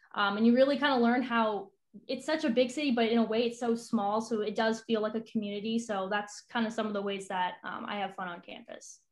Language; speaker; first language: English; native; English